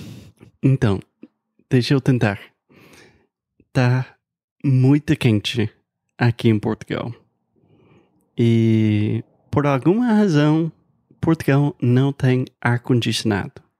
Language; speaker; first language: Portuguese; non-native, fluent; English